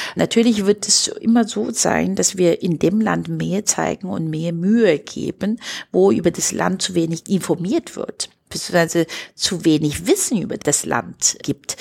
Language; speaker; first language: German; non-native, fluent; Chinese